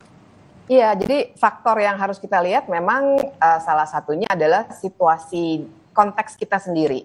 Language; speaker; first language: Indonesian; native; Indonesian